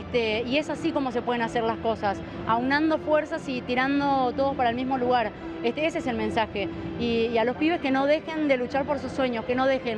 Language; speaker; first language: Spanish; native; Spanish